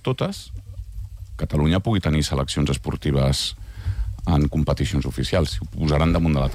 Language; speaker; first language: Catalan; native; Catalan